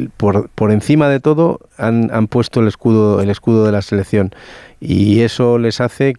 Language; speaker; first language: Spanish; native; Spanish